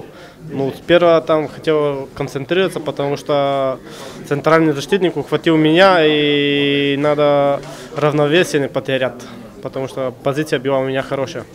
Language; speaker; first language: Russian; non-native, learner; Bulgarian